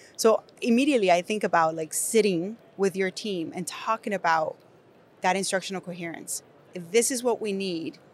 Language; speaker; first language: English; non-native, fluent; Spanish